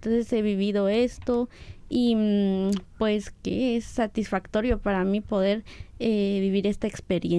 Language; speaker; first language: Spanish; non-native, local second language; Kaqchikel